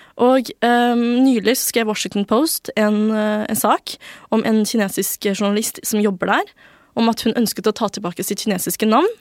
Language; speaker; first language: Norwegian; early bilingual, other home language; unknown